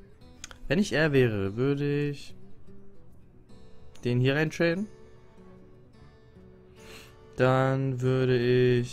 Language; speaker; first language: German; native; German